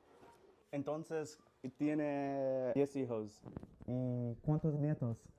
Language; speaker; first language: Spanish; non-native, learner; English